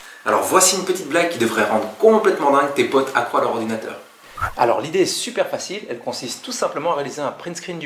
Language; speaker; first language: French; native; French